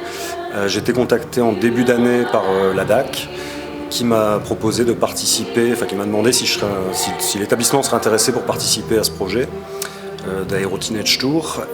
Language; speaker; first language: French; native; French